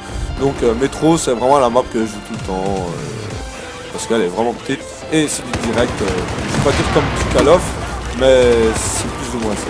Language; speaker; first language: French; native; French